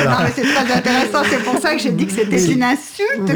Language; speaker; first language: French; native; French